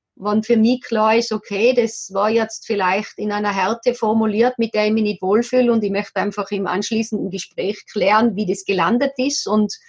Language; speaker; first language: German; native; German